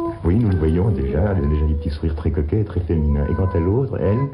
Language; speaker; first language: French; native; French